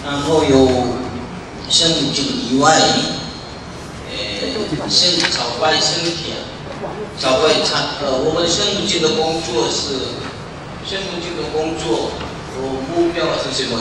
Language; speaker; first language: Chinese; non-native, learner; Korean